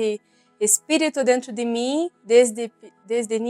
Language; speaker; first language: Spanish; non-native, learner; Portuguese